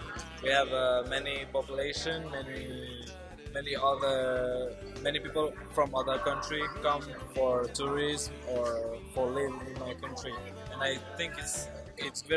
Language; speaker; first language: English; non-native, learner; French